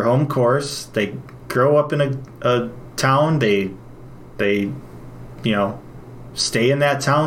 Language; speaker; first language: English; native; English